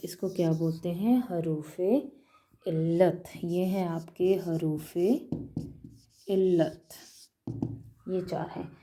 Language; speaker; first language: Urdu; native; Urdu